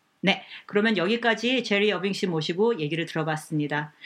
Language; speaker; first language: Korean; native; Korean